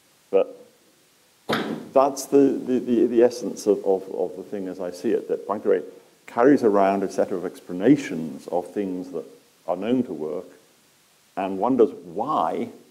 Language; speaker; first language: English; native; English